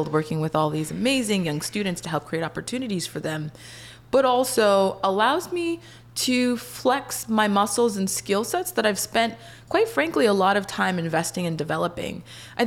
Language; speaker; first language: English; native; English